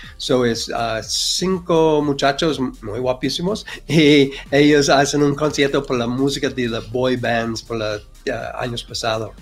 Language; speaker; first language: Spanish; non-native, learner; English